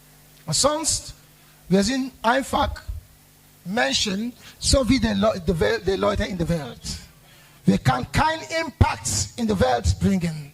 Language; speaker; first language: German; non-native, learner; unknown